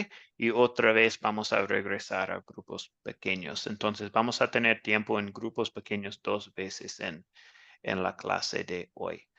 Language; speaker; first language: Spanish; non-native, fluent; English